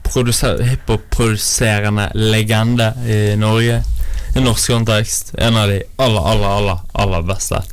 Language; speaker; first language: Norwegian; native; Norwegian